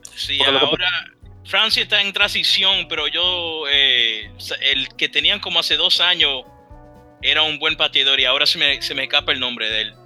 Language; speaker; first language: Spanish; early bilingual, heritage; Spanish